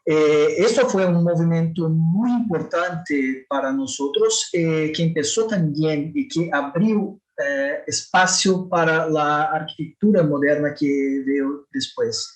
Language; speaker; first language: Spanish; non-native, fluent; Portuguese